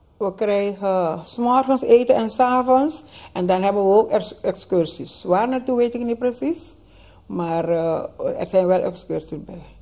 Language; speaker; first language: Dutch; non-native, local second language; Papiamento